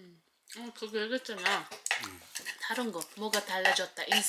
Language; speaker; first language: Korean; non-native, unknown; Uzbek